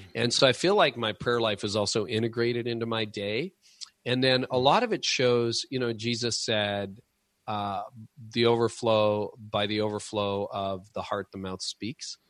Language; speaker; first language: English; native; English